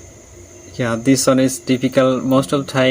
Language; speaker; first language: English; non-native, learner; Bangla